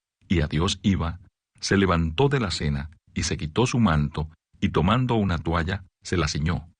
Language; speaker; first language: Spanish; native; Spanish